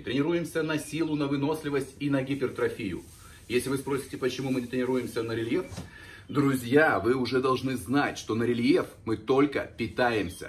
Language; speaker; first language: Russian; native; Russian